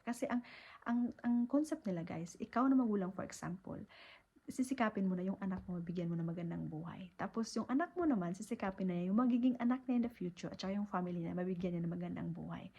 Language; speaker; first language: Filipino; native; Filipino